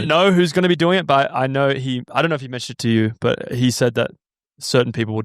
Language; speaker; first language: English; native; English